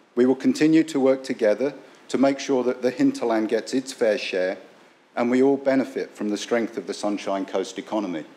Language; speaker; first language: English; native; English